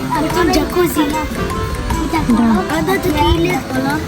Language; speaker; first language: Romanian; early bilingual, heritage; Romanian